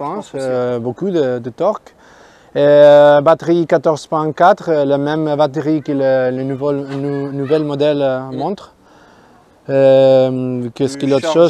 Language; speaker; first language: French; non-native, fluent; Spanish